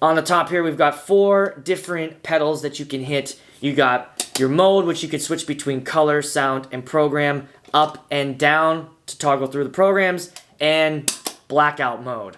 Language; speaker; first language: English; native; English